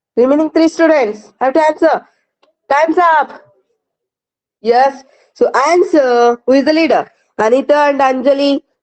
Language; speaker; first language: English; non-native, local second language; Kannada